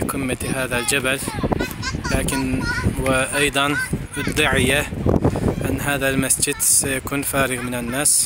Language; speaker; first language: Arabic; non-native, fluent; Turkish